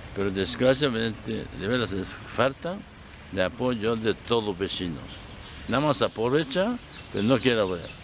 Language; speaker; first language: Spanish; non-native, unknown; Japanese